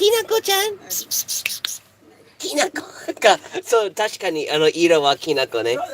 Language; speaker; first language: Japanese; non-native, learner; English